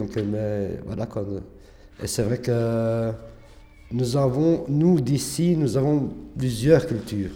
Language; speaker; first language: French; early bilingual, other home language; Arabic